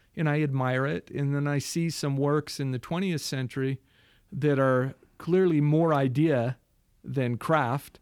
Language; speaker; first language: English; native; English